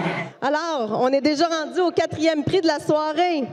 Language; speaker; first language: French; native; French